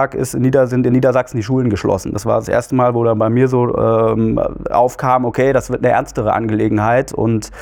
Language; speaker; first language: German; native; German